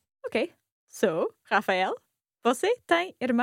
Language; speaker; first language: Portuguese; non-native, learner; English